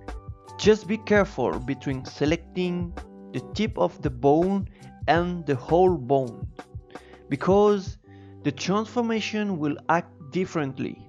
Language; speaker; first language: English; non-native, fluent; French